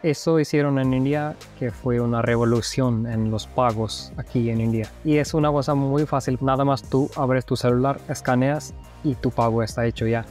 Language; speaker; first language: Spanish; non-native, fluent; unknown